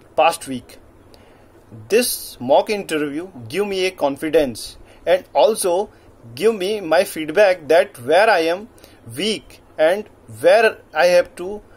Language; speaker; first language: English; non-native, local second language; Hindi